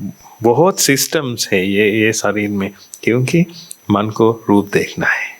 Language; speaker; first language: Hindi; non-native, fluent; Sinhala